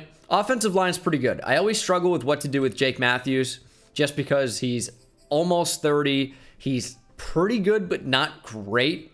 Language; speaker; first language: English; native; English